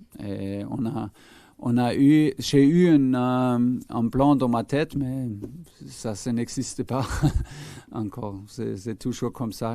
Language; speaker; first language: French; non-native, fluent; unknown